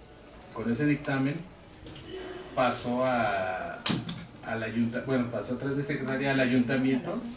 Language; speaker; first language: Spanish; native; Spanish